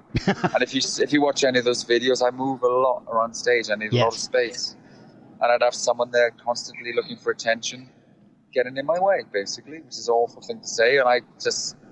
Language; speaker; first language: English; native; English